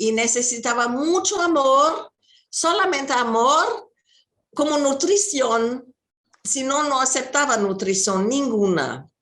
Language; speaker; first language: Spanish; non-native, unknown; German